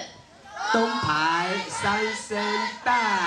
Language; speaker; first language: Chinese; non-native, local second language; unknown